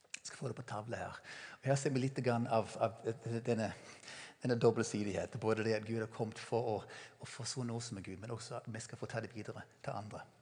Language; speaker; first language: Norwegian; non-native, fluent; English